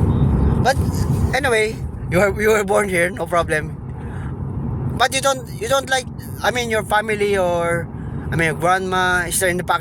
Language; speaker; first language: English; non-native, local second language; Filipino